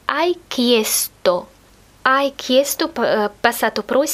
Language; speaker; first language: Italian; non-native, fluent; Russian